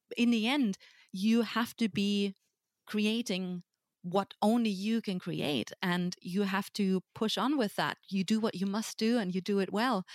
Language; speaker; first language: English; non-native, fluent; German